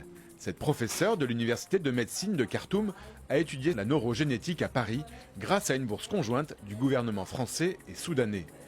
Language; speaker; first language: French; native; French